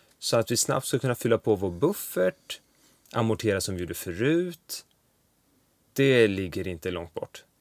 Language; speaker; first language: Swedish; early bilingual, other home language; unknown